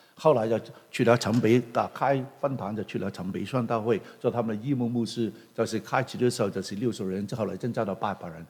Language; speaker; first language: Chinese; non-native, local second language; Cantonese